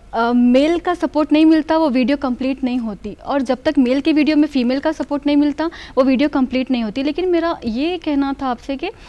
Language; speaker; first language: Hindi; native; Hindi